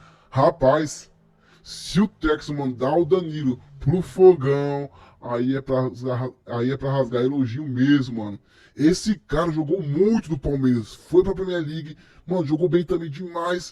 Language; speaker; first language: Portuguese; native; Portuguese